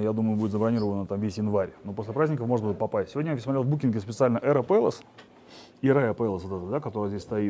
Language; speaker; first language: Russian; native; Russian